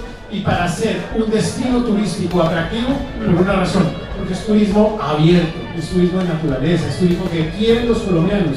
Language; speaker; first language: Spanish; native; Spanish